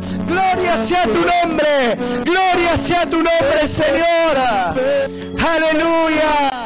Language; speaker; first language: Spanish; native; Spanish